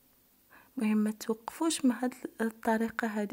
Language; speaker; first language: Arabic; native; Arabic